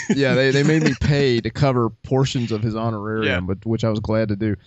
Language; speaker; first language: English; native; English